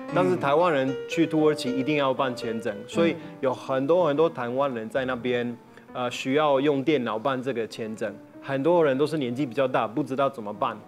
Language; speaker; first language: Chinese; non-native, fluent; Italian